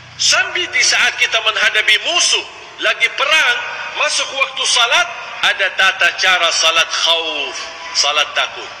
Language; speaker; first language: Malay; non-native, fluent; Arabic